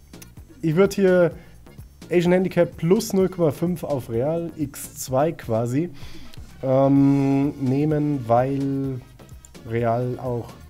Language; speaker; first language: German; native; German